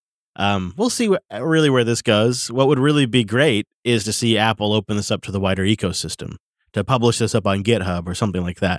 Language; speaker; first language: English; native; English